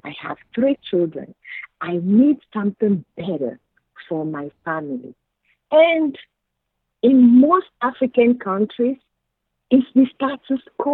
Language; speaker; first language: English; non-native, fluent; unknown